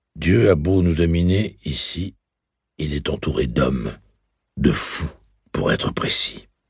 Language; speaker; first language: French; native; French